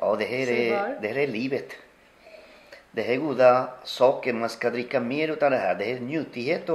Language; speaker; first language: Swedish; non-native, fluent; Spanish